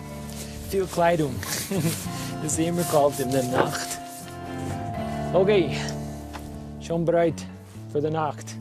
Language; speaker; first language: German; non-native, learner; English